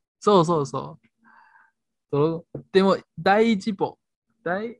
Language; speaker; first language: Japanese; non-native, learner; Chinese